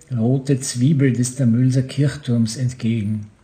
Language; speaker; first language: German; native; German